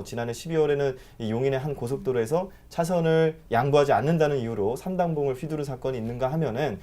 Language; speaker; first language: Korean; native; Korean